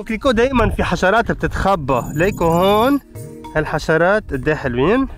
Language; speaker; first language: Arabic; native; Arabic